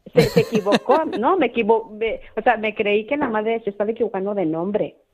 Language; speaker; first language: Spanish; native; Spanish